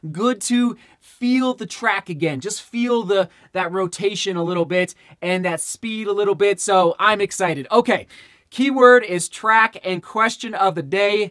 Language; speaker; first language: English; native; English